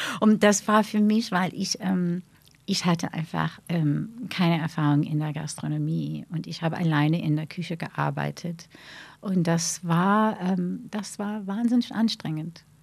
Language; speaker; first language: German; non-native, fluent; English